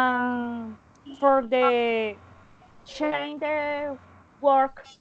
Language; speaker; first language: English; non-native, learner; Spanish